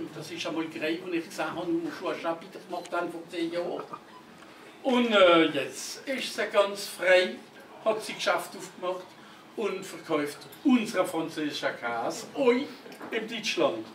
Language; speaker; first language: German; non-native, local second language; French